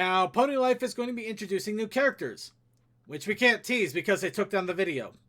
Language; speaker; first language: English; native; English